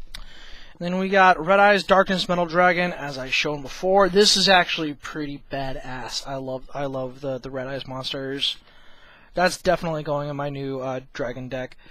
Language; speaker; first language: English; native; English